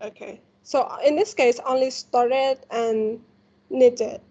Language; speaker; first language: English; non-native, fluent; Vietnamese